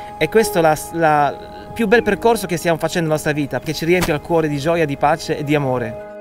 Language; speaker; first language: Italian; non-native, fluent; Polish